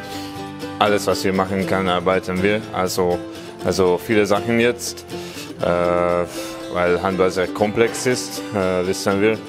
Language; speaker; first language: German; non-native, learner; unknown